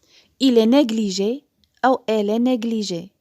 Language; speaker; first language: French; non-native, local second language; Arabic